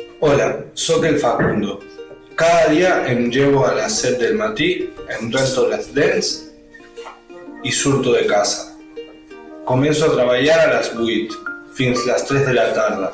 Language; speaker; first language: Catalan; non-native, learner; Spanish